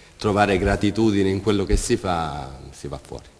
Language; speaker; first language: Italian; native; Italian